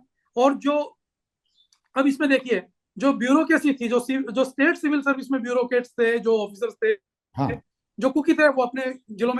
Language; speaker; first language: Hindi; native; Hindi